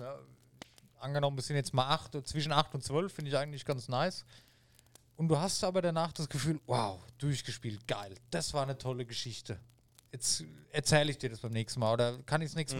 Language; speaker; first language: German; native; German